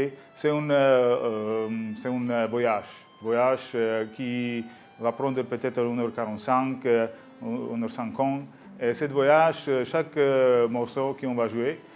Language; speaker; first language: French; non-native, learner; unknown